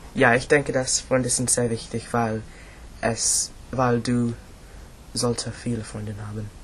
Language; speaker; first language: German; non-native, learner; English